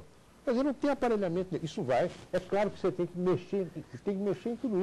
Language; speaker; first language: Portuguese; native; Portuguese